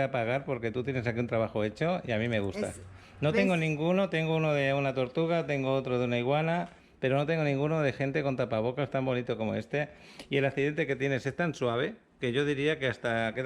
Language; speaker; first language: Spanish; native; Spanish